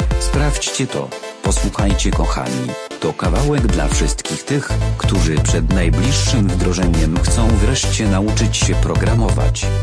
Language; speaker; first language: Polish; native; Polish